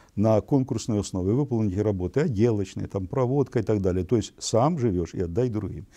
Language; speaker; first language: Russian; non-native, local second language; Ukrainian